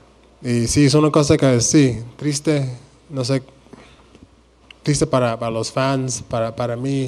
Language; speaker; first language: Spanish; early bilingual, heritage; Spanish